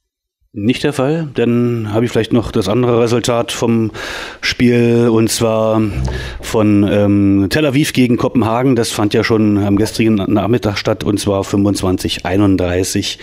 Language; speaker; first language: German; native; German